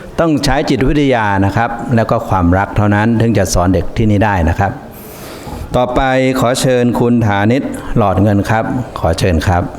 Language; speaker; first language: Thai; native; Thai